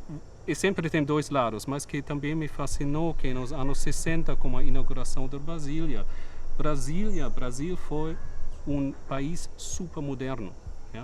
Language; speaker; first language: Portuguese; non-native, fluent; German